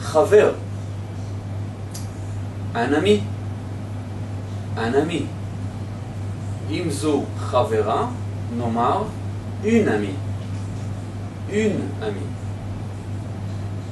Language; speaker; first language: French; non-native, fluent; Hebrew